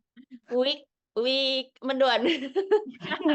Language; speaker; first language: English; non-native, learner; Indonesian